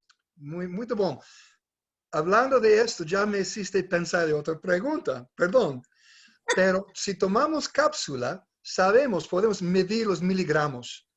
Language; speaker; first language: Spanish; non-native, fluent; English